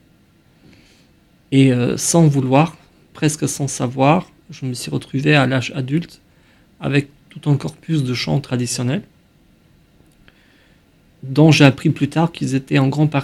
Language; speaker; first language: French; non-native, fluent; Albanian